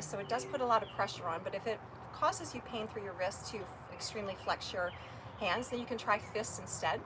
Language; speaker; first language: English; native; English